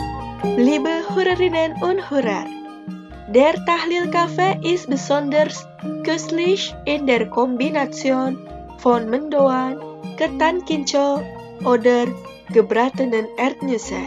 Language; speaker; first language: German; non-native, fluent; Indonesian